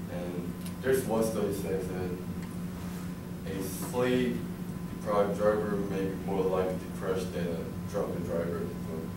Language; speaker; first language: English; non-native, learner; Korean